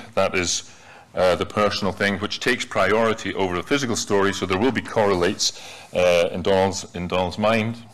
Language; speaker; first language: English; native; English